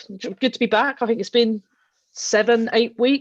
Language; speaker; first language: English; native; English